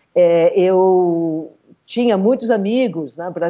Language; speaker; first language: Portuguese; non-native, fluent; English